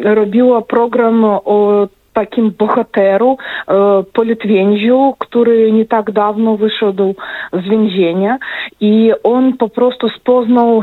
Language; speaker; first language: Polish; non-native, fluent; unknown